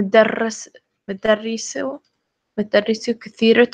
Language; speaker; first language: Arabic; non-native, learner; English